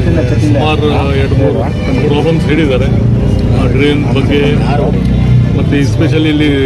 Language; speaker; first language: Kannada; non-native, local second language; Urdu